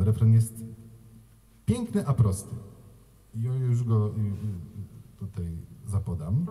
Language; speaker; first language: Polish; native; Polish